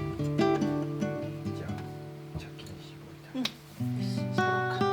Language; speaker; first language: Japanese; native; Japanese